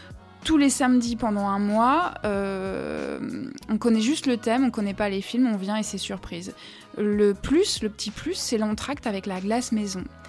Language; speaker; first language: French; native; French